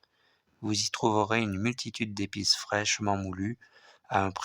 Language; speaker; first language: French; native; French